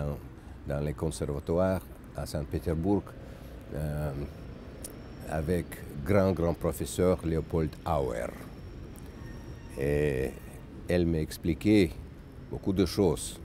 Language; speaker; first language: French; non-native, learner; Russian